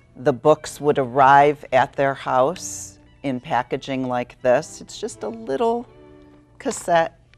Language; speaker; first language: English; native; English